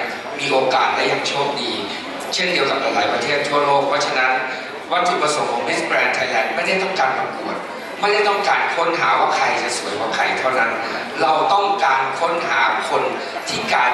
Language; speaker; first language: Thai; native; Thai